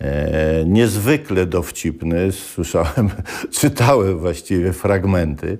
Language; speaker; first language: Polish; native; Polish